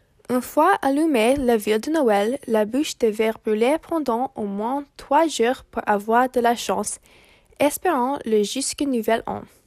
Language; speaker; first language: French; non-native, learner; English